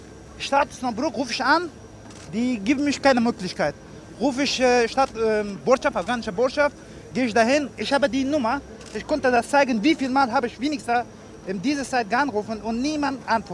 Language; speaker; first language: German; non-native, learner; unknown